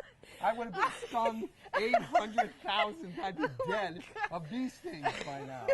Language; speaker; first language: English; native; English